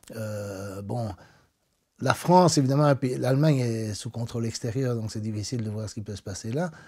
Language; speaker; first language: French; native; French